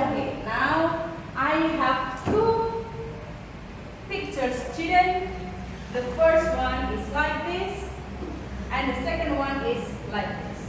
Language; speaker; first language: English; non-native, fluent; Indonesian